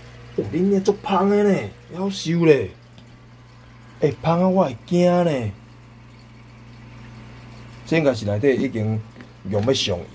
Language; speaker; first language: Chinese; non-native, local second language; Min Nan Chinese